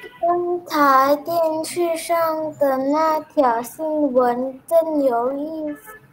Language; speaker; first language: Chinese; non-native, learner; Indonesian